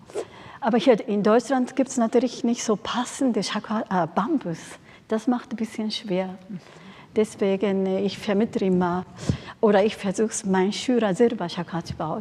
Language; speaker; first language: German; non-native, fluent; Japanese